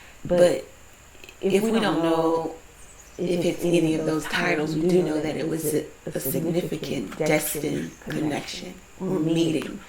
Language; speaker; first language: English; native; English